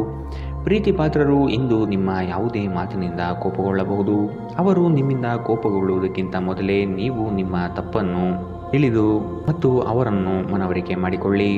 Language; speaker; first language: Kannada; native; Kannada